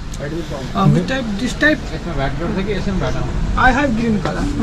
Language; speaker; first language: English; non-native, learner; Nepali